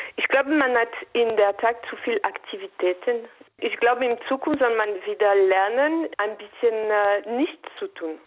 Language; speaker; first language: German; non-native, local second language; French